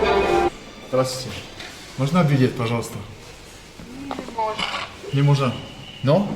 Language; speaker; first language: Russian; non-native, learner; French